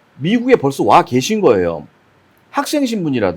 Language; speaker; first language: Korean; native; Korean